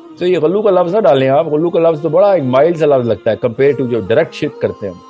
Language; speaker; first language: Urdu; early bilingual, heritage; Urdu